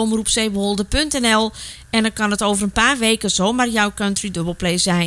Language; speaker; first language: Dutch; native; Dutch